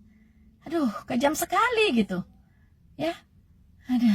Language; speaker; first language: Indonesian; native; Indonesian